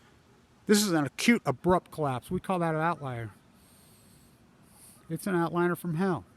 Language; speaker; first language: English; native; English